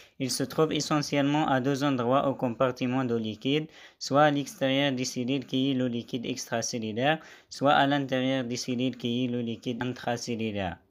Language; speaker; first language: French; non-native, local second language; Arabic